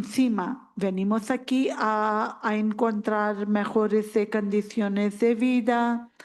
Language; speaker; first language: Spanish; non-native, learner; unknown